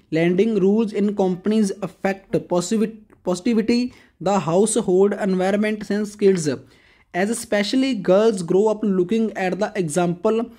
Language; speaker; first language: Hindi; non-native, local second language; Punjabi